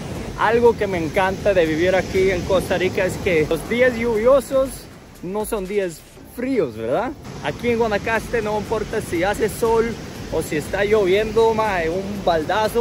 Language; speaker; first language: Spanish; non-native, fluent; English